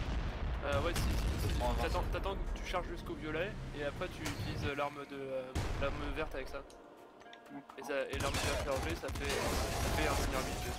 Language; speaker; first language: French; native; French